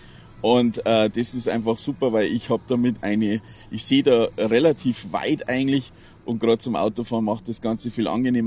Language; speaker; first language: German; native; German